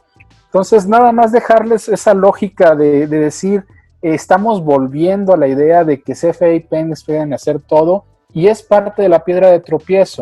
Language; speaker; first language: Spanish; native; Spanish